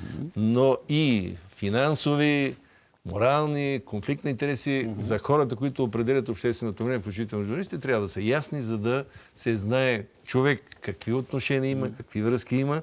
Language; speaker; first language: Bulgarian; native; Bulgarian